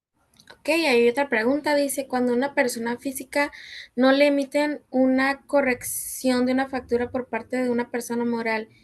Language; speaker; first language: Spanish; native; Spanish